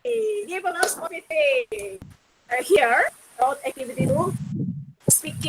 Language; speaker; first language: English; non-native, learner; Indonesian